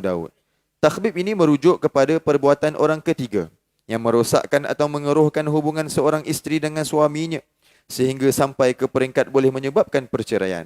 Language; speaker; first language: Malay; native; Malay